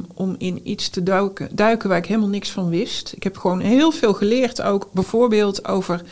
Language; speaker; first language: Dutch; native; Dutch